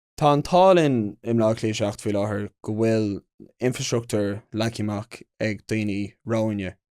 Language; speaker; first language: Irish; non-native, local second language; English